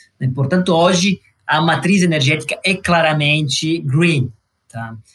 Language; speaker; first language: Portuguese; non-native, fluent; Italian